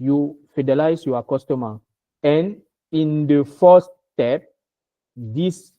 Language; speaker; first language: English; non-native, learner; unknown